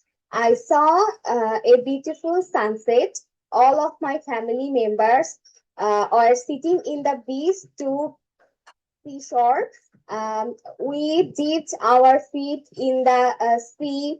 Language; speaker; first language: English; non-native, learner; Bangla